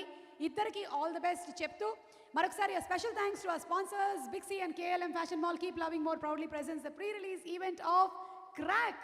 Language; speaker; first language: Telugu; native; Telugu